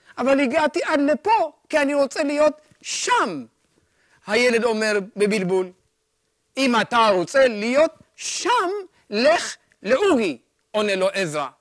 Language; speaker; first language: Hebrew; early bilingual, other home language; Amharic